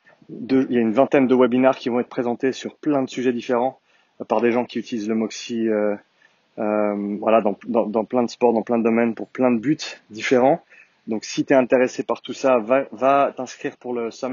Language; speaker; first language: French; native; French